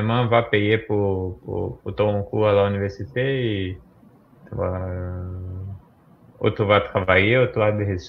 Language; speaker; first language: French; non-native, fluent; Portuguese